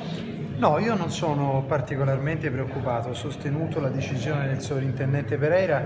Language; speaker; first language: Italian; native; Italian